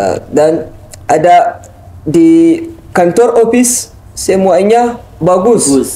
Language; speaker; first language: Indonesian; non-native, learner; Hausa